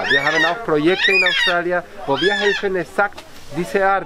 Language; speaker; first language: German; non-native, fluent; Spanish